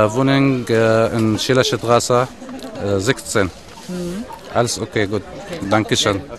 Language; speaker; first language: German; non-native, learner; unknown